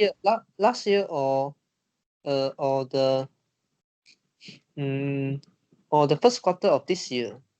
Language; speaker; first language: English; non-native, learner; Chinese